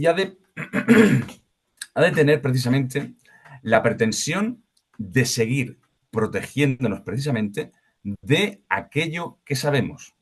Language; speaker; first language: Spanish; native; Spanish